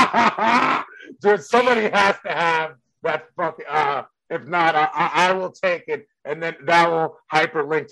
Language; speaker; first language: English; early bilingual, other home language; Spanish